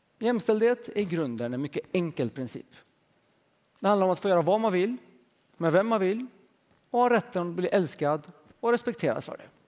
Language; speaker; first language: Swedish; early bilingual, other home language; Persian